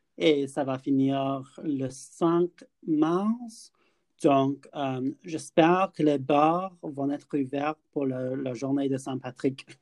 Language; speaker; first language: French; non-native, learner; English